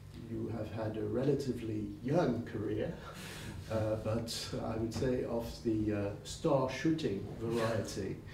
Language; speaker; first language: English; non-native, fluent; French